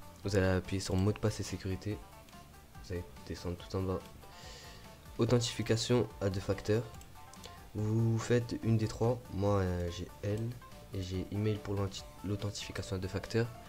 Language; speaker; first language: French; native; French